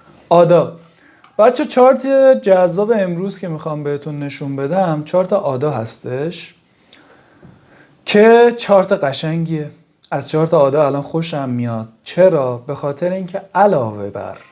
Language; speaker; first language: Persian; native; Persian